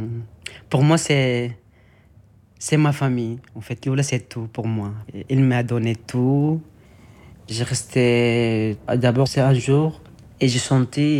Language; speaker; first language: French; non-native, learner; Arabic